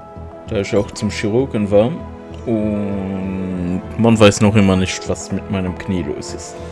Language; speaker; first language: German; non-native, local second language; Luxembourgish